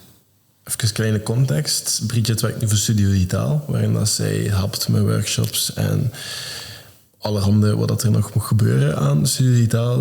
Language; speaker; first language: Dutch; native; Dutch